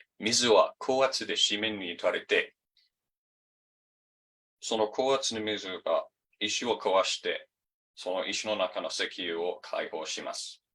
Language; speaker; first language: Japanese; non-native, fluent; English